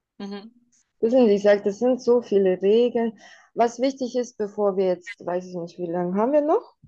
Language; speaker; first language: German; non-native, fluent; Russian